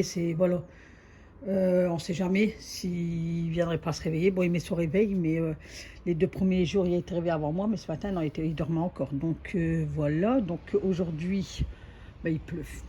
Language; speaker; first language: French; native; French